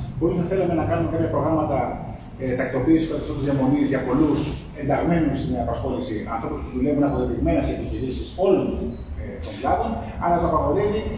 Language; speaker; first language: Greek; native; Greek